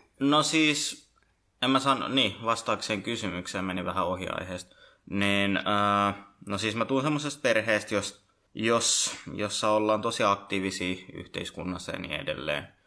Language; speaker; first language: Finnish; early bilingual, other home language; Bangla